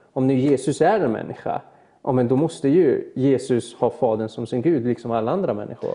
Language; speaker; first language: Swedish; early bilingual, other home language; Persian